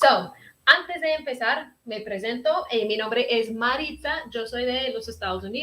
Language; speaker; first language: Spanish; early bilingual, heritage; Spanish